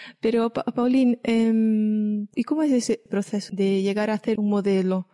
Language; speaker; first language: Spanish; native; Spanish